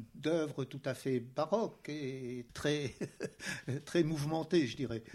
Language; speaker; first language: French; native; French